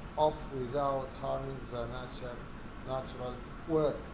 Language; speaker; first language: English; non-native, fluent; Arabic